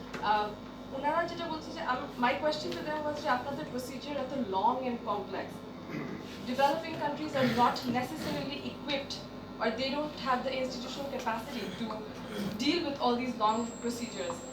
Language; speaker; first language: English; non-native, local second language; Bangla